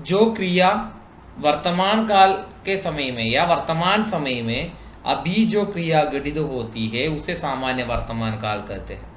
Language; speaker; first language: Hindi; non-native, local second language; Malayalam